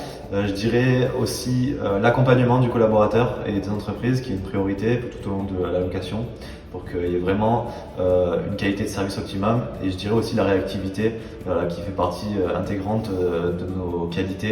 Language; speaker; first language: French; native; French